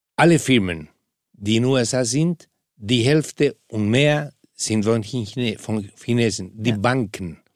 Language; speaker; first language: German; non-native, fluent; Spanish